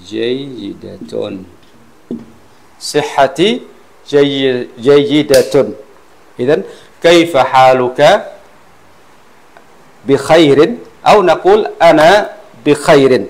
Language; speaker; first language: Arabic; non-native, fluent; Western Cham